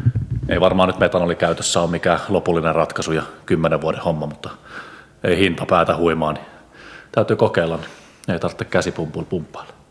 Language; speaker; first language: Finnish; native; Finnish